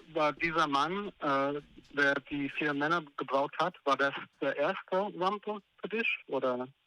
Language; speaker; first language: German; non-native, learner; English